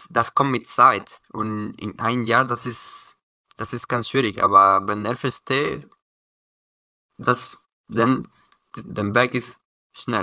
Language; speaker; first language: German; non-native, learner; Spanish